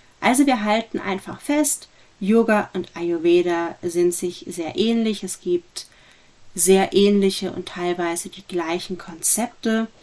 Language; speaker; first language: German; native; German